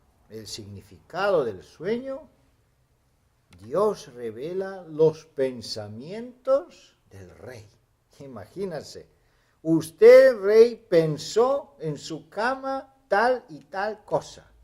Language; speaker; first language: Spanish; non-native, fluent; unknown